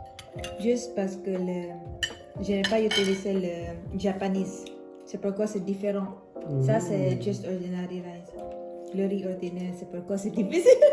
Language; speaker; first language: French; non-native, learner; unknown